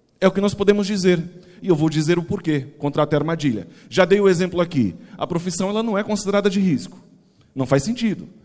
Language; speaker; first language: Portuguese; native; Portuguese